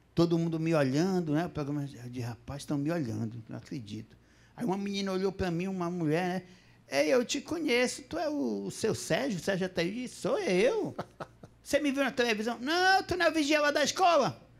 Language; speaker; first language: Portuguese; native; Portuguese